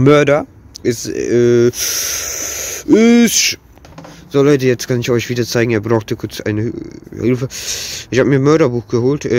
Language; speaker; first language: German; early bilingual, other home language; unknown